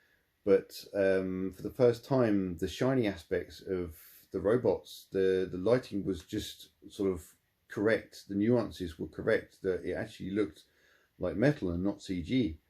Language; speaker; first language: English; native; English